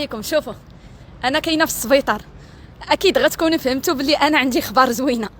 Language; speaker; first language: Arabic; native; Arabic